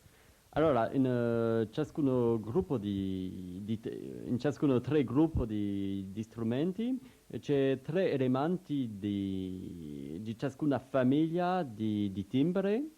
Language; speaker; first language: Italian; non-native, learner; French